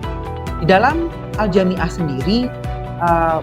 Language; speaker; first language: Indonesian; native; Indonesian